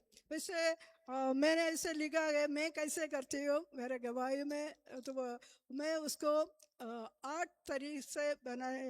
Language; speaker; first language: Hindi; non-native, local second language; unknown